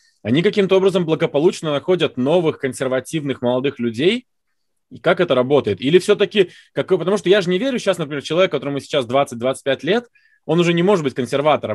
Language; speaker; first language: Russian; native; Russian